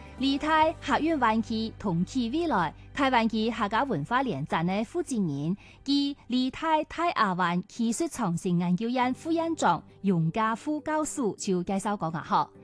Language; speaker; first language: Chinese; non-native, local second language; Cantonese